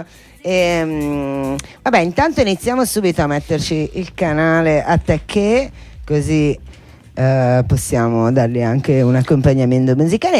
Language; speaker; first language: Italian; native; Italian